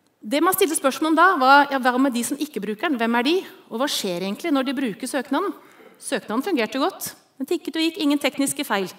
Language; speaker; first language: Norwegian; native; Norwegian